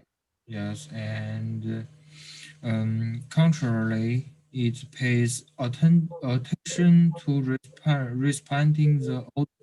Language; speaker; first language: English; non-native, learner; Chinese